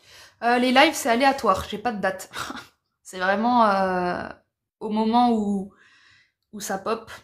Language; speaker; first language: French; native; French